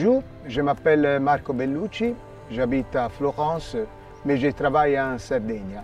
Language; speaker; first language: French; non-native, fluent; Italian